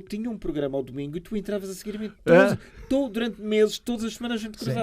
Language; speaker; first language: Portuguese; native; Portuguese